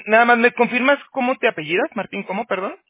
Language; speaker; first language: Spanish; native; Spanish